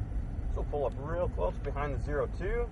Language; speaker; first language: English; native; English